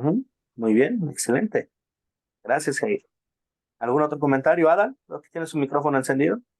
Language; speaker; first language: Spanish; native; Spanish